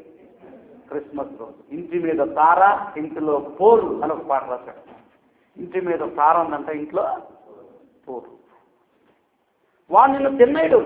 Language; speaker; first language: Telugu; native; Telugu